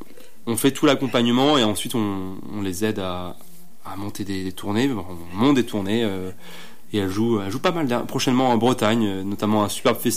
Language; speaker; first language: French; native; French